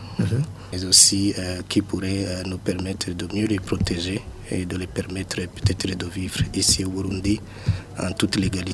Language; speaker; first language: French; non-native, local second language; Rundi